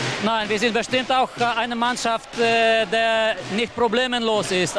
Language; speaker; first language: German; non-native, fluent; Polish